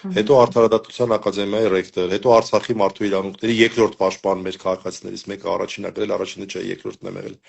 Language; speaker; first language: Armenian; native; Armenian